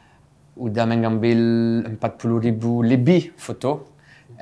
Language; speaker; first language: Indonesian; non-native, fluent; French